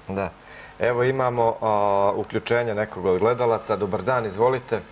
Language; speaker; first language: Croatian; native; Croatian